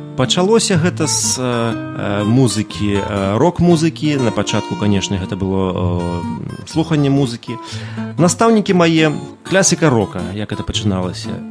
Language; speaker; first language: Belarusian; non-native, local second language; Russian